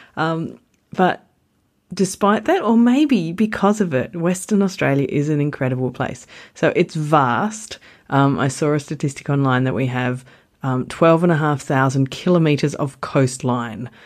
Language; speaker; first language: English; native; English